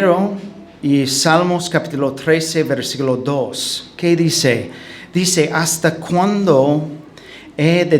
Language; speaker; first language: Spanish; non-native, fluent; English